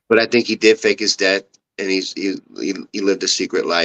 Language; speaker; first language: English; native; English